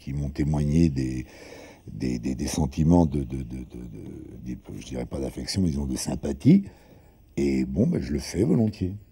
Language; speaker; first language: French; early bilingual, other home language; Italian